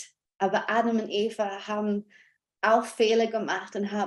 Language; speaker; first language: German; non-native, fluent; English